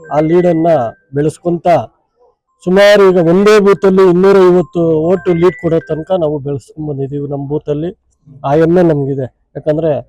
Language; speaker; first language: Kannada; native; Kannada